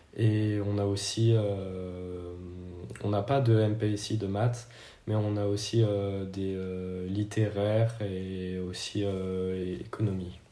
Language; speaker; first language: French; native; French